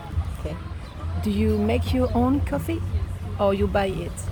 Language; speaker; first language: English; non-native, fluent; French